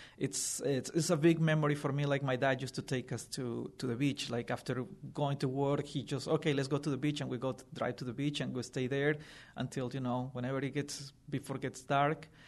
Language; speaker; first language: English; non-native, fluent; Spanish